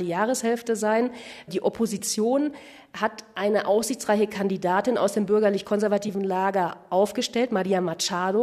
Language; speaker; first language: German; native; German